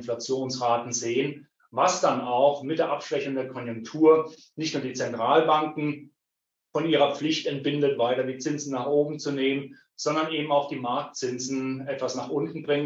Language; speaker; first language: German; native; German